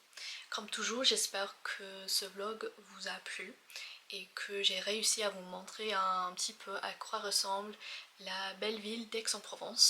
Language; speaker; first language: French; non-native, fluent; English